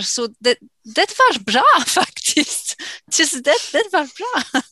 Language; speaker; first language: Swedish; non-native, fluent; English